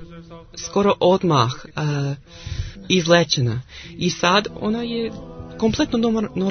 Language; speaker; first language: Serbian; non-native, learner; English